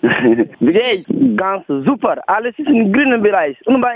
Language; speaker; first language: German; non-native, learner; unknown